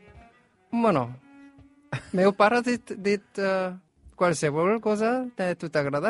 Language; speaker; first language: Catalan; non-native, learner; Korean